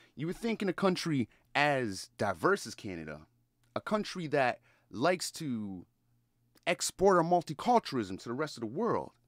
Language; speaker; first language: English; native; English